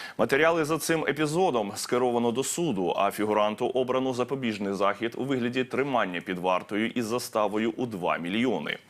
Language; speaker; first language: Ukrainian; native; Ukrainian